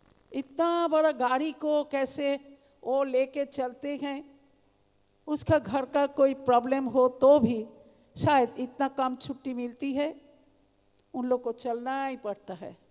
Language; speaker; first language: Hindi; non-native, local second language; Bangla